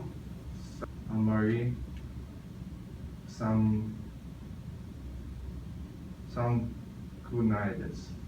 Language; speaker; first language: Japanese; non-native, learner; English